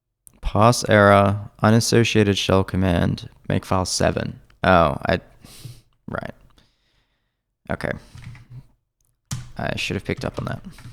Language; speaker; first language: English; native; English